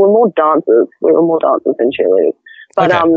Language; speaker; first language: English; native; English